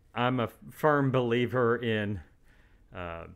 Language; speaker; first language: English; native; English